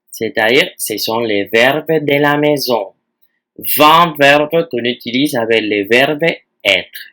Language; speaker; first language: French; non-native, fluent; Spanish